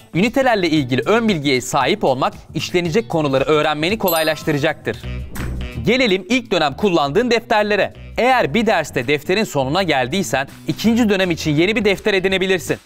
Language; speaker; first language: Turkish; native; Turkish